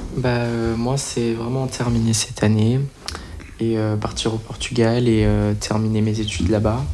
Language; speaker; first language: French; early bilingual, other home language; Portuguese